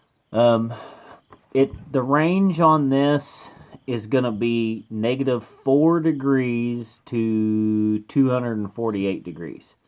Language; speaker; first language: English; native; English